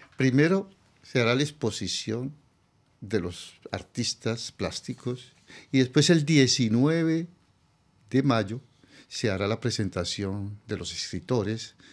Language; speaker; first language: Spanish; native; Spanish